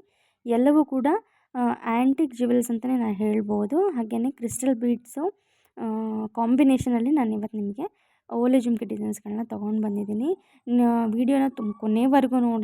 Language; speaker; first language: Kannada; native; Kannada